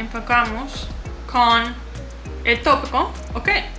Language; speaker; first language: Spanish; non-native, learner; English